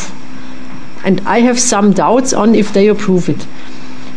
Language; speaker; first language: English; non-native, fluent; French